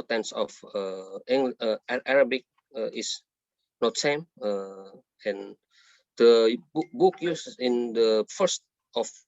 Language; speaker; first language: English; non-native, learner; Indonesian